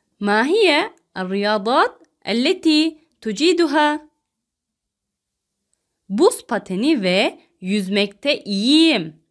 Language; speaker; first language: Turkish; non-native, fluent; Arabic